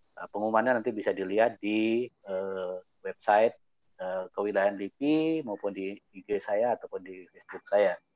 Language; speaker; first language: Indonesian; native; Indonesian